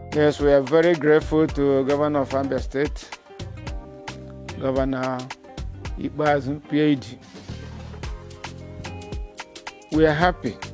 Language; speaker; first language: English; non-native, local second language; Igbo